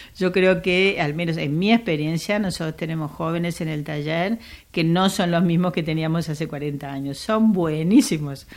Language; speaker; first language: Spanish; native; Spanish